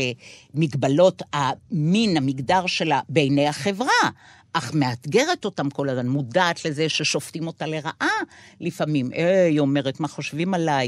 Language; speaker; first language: Hebrew; native; Hebrew